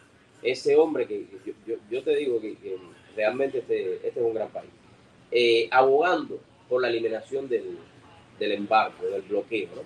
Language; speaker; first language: Spanish; native; Spanish